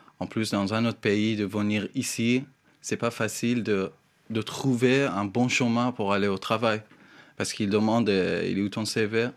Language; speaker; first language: French; non-native, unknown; Persian